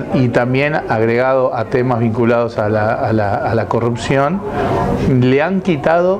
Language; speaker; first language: Spanish; native; Spanish